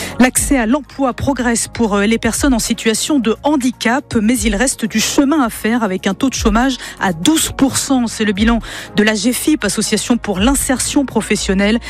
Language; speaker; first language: French; native; French